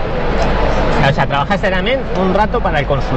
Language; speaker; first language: Spanish; native; Spanish